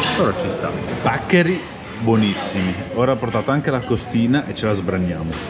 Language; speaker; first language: Italian; native; Italian